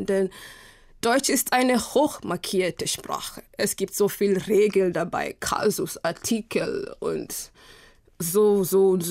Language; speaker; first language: German; non-native, fluent; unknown